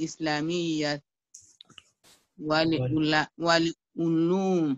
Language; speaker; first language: Arabic; non-native, learner; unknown